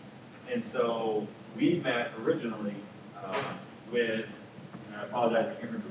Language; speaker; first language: English; native; English